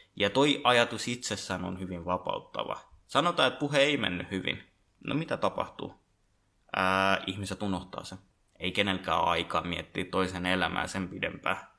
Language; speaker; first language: Finnish; early bilingual, other home language; Bangla